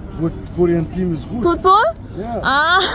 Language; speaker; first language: English; non-native, learner; Arabic